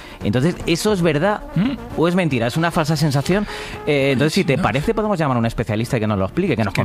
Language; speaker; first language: Spanish; native; Spanish